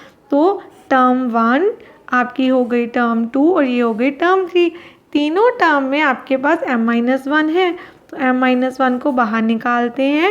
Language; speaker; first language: Hindi; native; Hindi